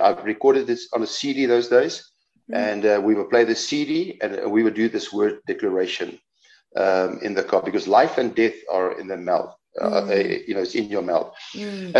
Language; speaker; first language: English; non-native, local second language; Afrikaans